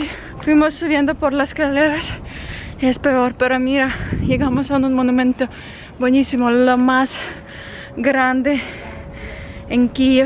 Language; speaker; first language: Spanish; non-native, fluent; Ukrainian